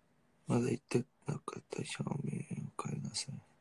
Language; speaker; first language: Japanese; non-native, fluent; Korean